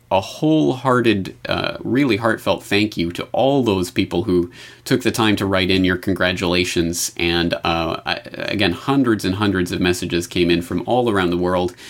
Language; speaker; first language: English; native; English